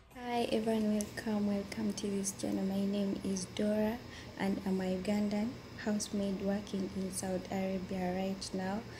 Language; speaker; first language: English; non-native, local second language; Ganda